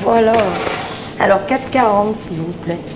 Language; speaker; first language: French; native; French